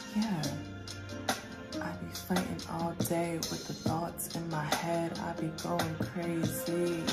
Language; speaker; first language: English; native; English